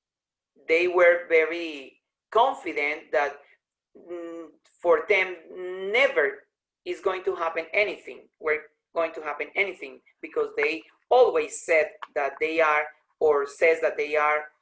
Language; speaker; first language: English; non-native, learner; Spanish